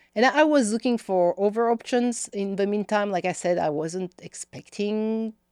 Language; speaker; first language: English; non-native, fluent; French